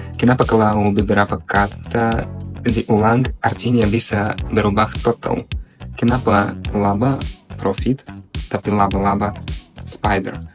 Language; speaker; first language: Indonesian; non-native, learner; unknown